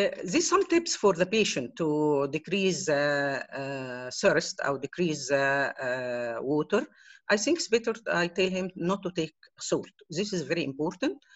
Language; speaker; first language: English; non-native, fluent; Arabic